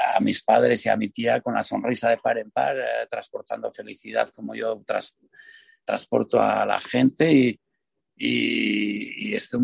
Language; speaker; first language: Spanish; native; Spanish